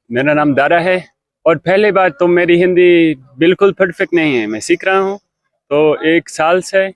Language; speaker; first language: Hindi; non-native, learner; English